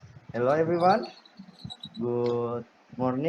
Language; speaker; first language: English; non-native, learner; Indonesian